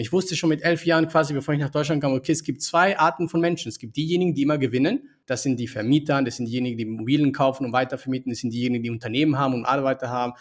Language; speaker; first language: German; early bilingual, other home language; Spanish